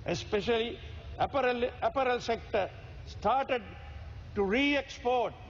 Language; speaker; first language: English; non-native, local second language; Sinhala